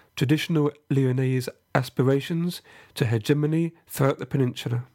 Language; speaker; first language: English; native; English